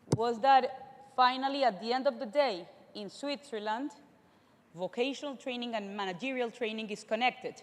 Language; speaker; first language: English; non-native, fluent; Spanish